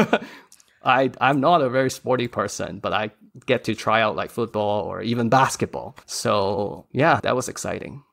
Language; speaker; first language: English; non-native, local second language; Cantonese